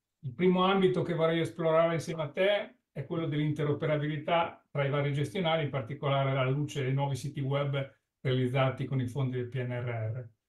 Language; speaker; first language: Italian; native; Italian